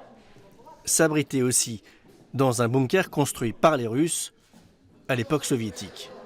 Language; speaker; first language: French; native; French